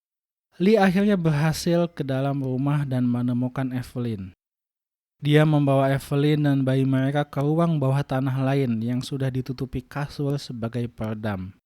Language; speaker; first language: Indonesian; native; Indonesian